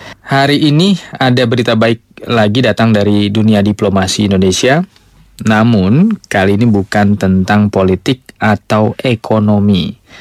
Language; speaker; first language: Indonesian; native; Indonesian